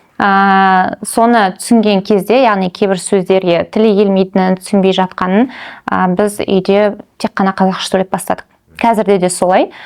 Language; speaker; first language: Kazakh; non-native, local second language; Russian